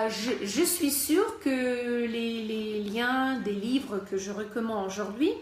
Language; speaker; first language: French; non-native, fluent; Russian